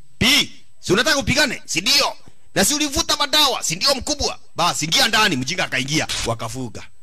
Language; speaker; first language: Swahili; native; Swahili